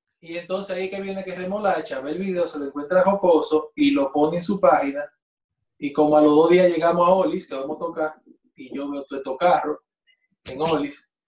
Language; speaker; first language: Spanish; native; Spanish